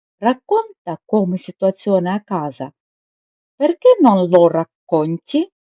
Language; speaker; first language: Italian; non-native, fluent; Ukrainian